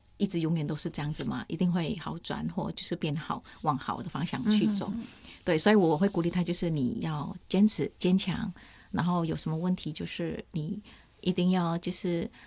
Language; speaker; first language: Chinese; non-native, fluent; Vietnamese